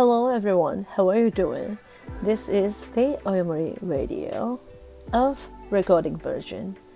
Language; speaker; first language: English; non-native, fluent; Japanese